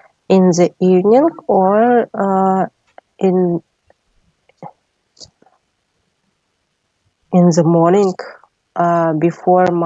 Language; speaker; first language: English; non-native, learner; Russian